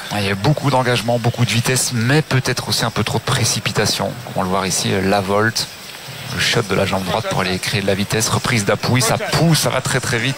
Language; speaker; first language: French; native; French